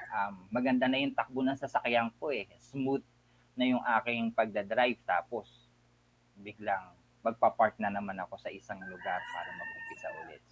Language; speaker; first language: Filipino; native; Filipino